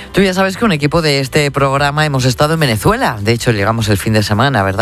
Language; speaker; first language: Spanish; native; Spanish